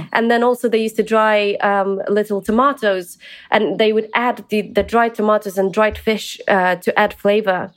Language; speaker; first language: English; early bilingual, other home language; Ukrainian